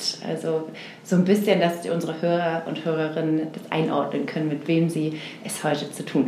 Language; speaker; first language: German; native; German